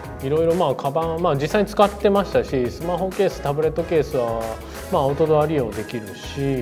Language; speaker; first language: Japanese; native; Japanese